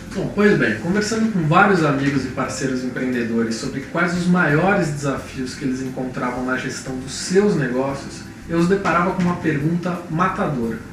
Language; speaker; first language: Portuguese; native; Portuguese